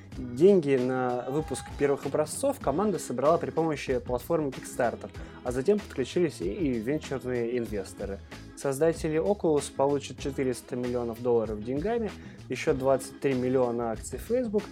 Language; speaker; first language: Russian; native; Russian